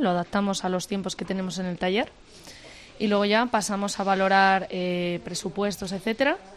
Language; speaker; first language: Spanish; native; Spanish